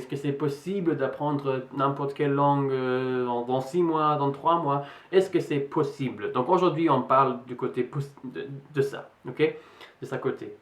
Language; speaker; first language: French; non-native, fluent; English